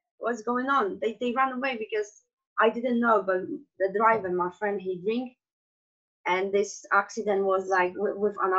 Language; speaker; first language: English; non-native, fluent; Polish